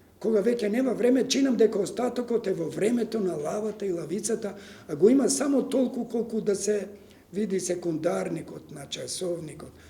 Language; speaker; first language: Macedonian; non-native, local second language; Serbian